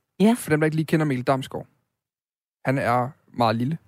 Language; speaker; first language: Danish; native; Danish